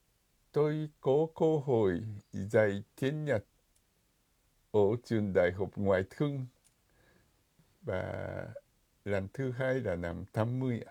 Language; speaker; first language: Vietnamese; non-native, fluent; Japanese